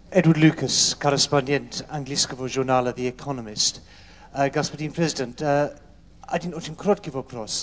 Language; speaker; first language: Russian; non-native, fluent; English